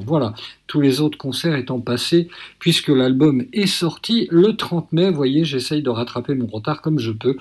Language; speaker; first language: French; native; French